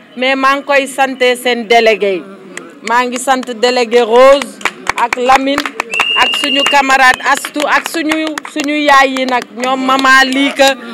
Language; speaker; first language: Wolof; native; Wolof